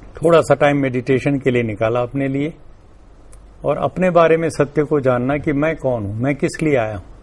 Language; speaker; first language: Hindi; non-native, local second language; Telugu